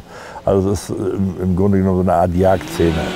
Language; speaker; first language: German; native; German